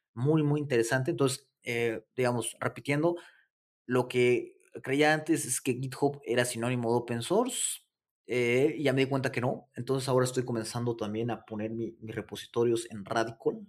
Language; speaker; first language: Spanish; native; Spanish